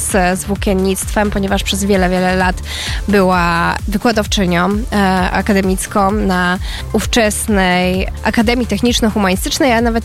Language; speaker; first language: Polish; native; Polish